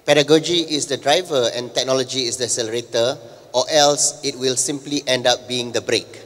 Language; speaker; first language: English; non-native, local second language; Malay